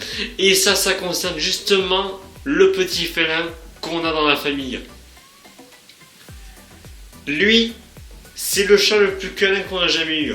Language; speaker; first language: French; native; French